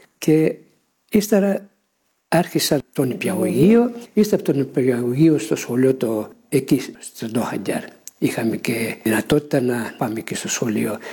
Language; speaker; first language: Greek; early bilingual, heritage; Greek